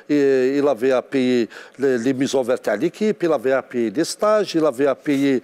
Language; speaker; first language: French; non-native, local second language; Arabic